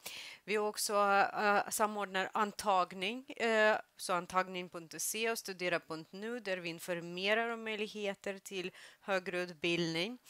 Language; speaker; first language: Swedish; non-native, fluent; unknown